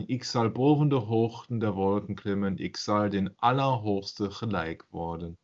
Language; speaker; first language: Dutch; non-native, learner; German